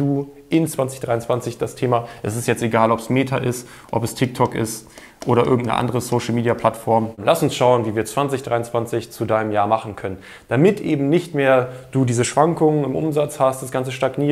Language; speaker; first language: German; native; German